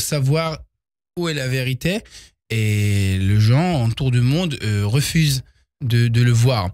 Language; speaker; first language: French; early bilingual, heritage; Hebrew